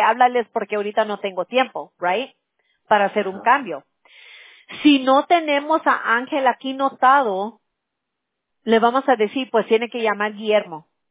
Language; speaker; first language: Spanish; early bilingual, heritage; Spanish